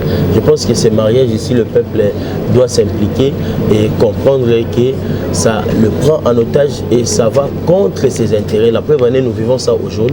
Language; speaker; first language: French; non-native, local second language; Lingala